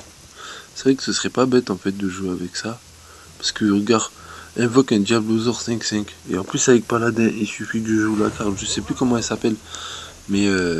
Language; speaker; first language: French; native; French